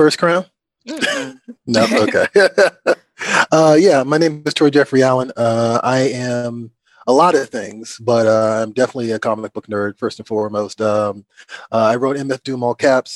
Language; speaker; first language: English; native; English